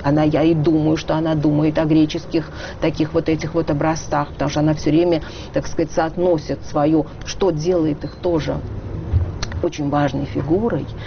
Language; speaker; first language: Russian; native; Russian